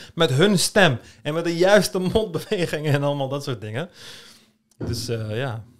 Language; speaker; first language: Dutch; early bilingual, other home language; Turkish